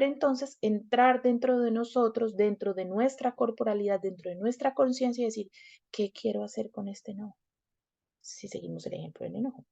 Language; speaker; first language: Spanish; native; Spanish